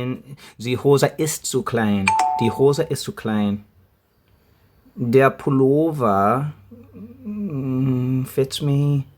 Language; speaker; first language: German; non-native, learner; English